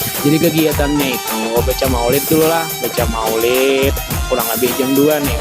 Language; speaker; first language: Indonesian; non-native, local second language; Banjar